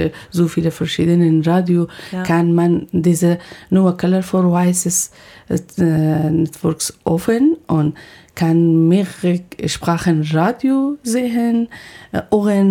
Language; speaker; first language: German; non-native, learner; Persian